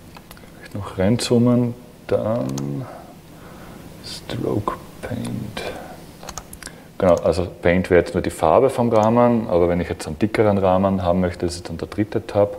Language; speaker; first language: German; native; German